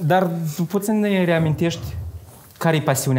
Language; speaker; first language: Romanian; native; Romanian